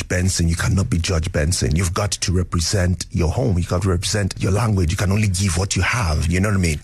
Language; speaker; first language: English; non-native, local second language; Yoruba